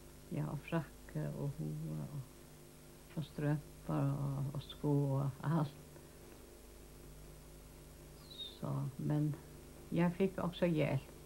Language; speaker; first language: Danish; non-native, local second language; Faroese